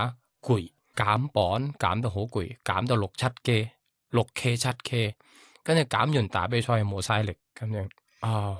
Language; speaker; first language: Cantonese; non-native, learner; Thai